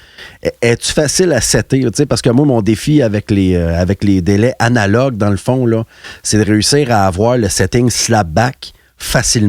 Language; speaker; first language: French; native; French